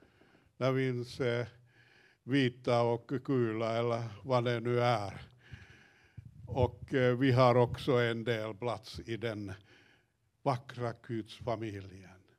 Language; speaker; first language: Swedish; non-native, fluent; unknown